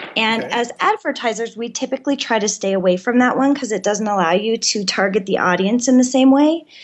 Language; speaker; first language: English; native; English